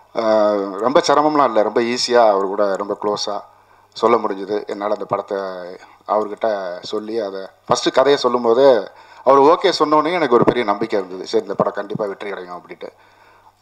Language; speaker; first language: Tamil; native; Tamil